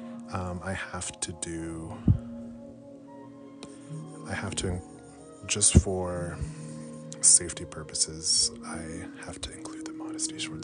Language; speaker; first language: English; native; English